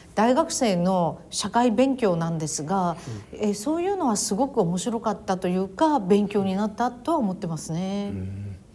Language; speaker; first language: Japanese; native; Japanese